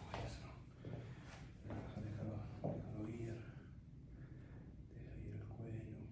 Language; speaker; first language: Spanish; non-native, fluent; Italian